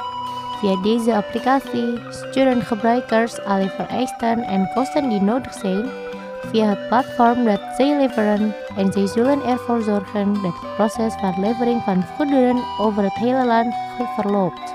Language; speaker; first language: Dutch; non-native, fluent; Indonesian